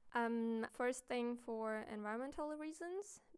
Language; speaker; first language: English; non-native, fluent; Ukrainian